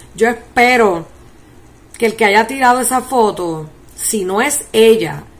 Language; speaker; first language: Spanish; early bilingual, heritage; Spanish